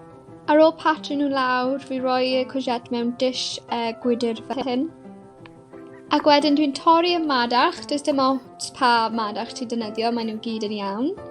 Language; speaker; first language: Welsh; non-native, local second language; English